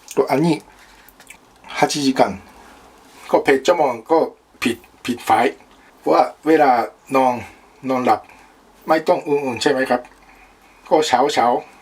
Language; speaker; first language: Thai; non-native, learner; Japanese